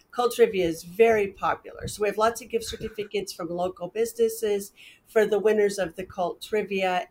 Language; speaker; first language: English; native; English